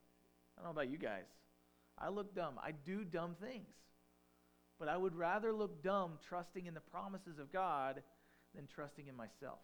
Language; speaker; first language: English; native; English